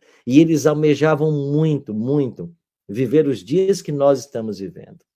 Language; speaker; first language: Portuguese; native; Portuguese